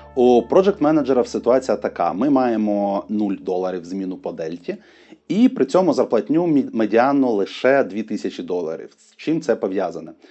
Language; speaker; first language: Ukrainian; non-native, local second language; Russian